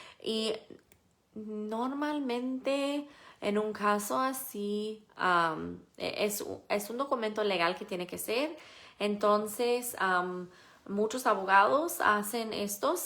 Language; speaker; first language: Spanish; non-native, fluent; English